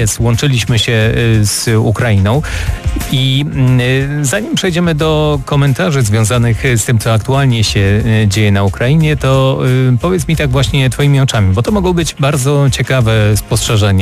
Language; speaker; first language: Polish; native; Polish